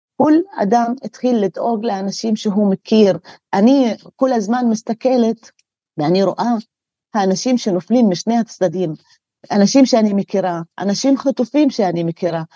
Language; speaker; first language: Hebrew; non-native, local second language; Arabic